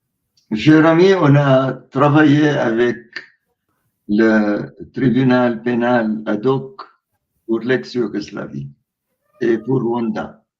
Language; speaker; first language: French; non-native, fluent; Arabic